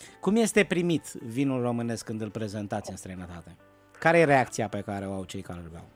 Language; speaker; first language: Romanian; native; Romanian